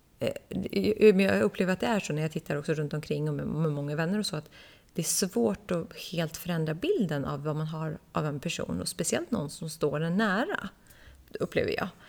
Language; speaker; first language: Swedish; early bilingual, other home language; Persian